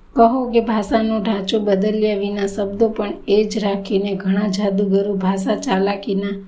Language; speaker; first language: Gujarati; native; Gujarati